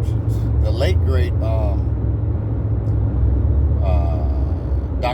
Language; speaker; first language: English; native; English